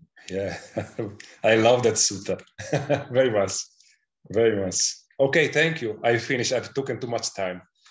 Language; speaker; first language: English; non-native, fluent; Italian